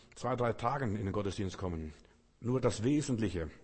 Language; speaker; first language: German; non-native, fluent; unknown